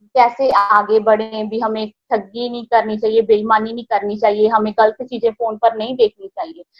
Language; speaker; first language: Hindi; native; Hindi